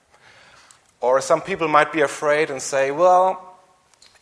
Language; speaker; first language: English; non-native, fluent; German